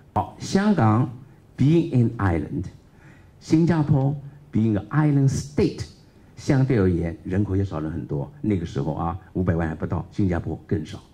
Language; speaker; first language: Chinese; native; Chinese